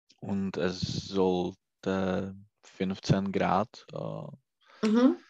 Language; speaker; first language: German; non-native, learner; Czech